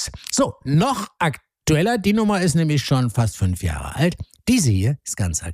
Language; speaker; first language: German; native; German